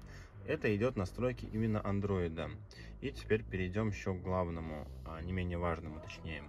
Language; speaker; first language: Russian; native; Russian